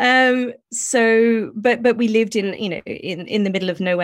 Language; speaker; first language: English; native; English